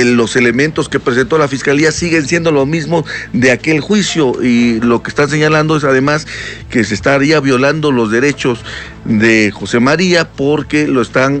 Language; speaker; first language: Spanish; native; Spanish